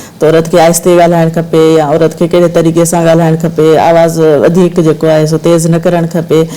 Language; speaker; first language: Sindhi; native; Sindhi